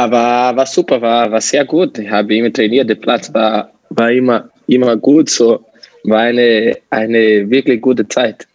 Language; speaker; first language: German; non-native, learner; Portuguese